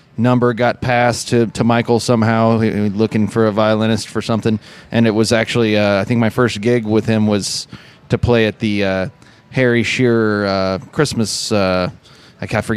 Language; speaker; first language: English; early bilingual, other home language; Russian